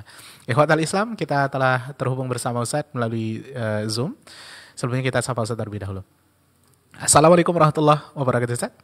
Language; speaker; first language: Indonesian; native; Indonesian